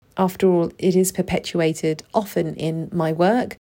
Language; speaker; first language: English; native; English